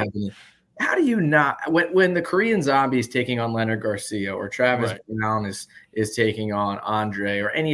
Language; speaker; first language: English; native; English